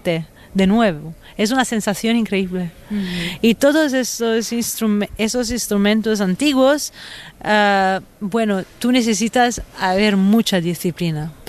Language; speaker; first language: Spanish; non-native, fluent; Italian